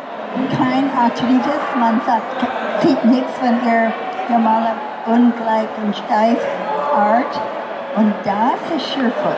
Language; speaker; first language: German; non-native, fluent; English